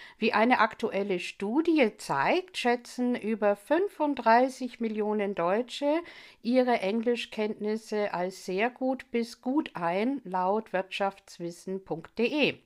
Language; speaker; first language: German; non-native, fluent; English